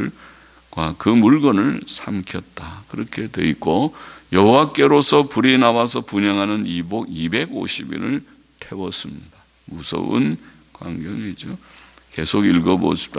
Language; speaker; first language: Korean; native; Korean